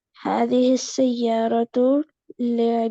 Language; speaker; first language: Arabic; non-native, learner; Urdu